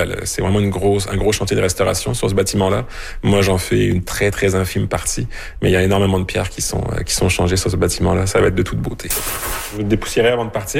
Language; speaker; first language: French; native; French